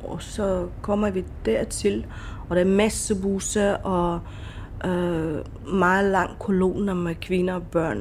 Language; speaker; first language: Danish; non-native, fluent; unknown